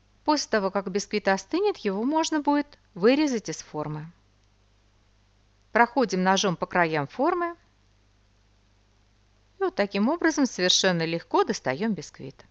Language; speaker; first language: Russian; native; Russian